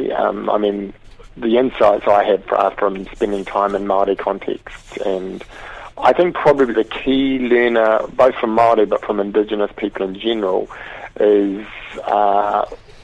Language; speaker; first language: English; native; English